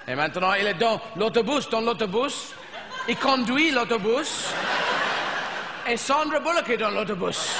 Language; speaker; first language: French; non-native, fluent; English